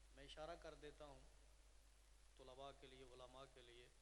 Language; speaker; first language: Urdu; non-native, local second language; Punjabi